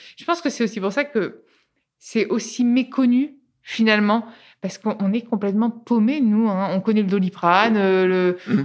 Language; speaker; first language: French; non-native, fluent; Italian